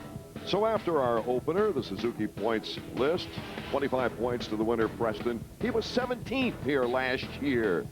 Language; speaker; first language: English; native; English